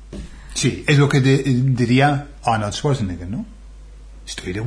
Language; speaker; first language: Spanish; non-native, fluent; English